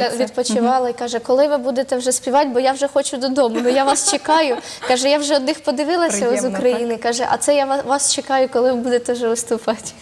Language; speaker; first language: Ukrainian; native; Ukrainian